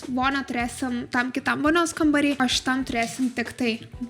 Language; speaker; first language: Lithuanian; native; Lithuanian